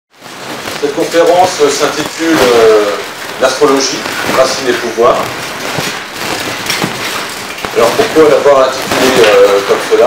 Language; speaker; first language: French; native; French